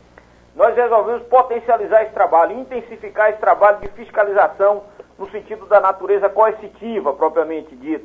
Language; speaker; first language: Portuguese; native; Portuguese